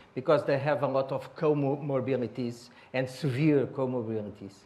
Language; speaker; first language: English; non-native, learner; Portuguese